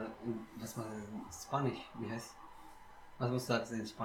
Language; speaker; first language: German; non-native, learner; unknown